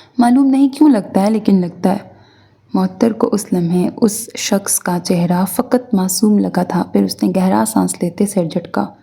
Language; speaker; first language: Urdu; native; Urdu